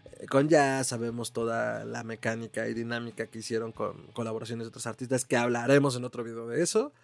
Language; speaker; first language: Spanish; native; Spanish